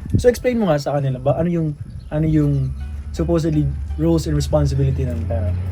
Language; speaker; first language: Filipino; native; Filipino